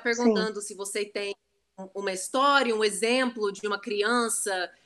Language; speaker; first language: Portuguese; non-native, fluent; English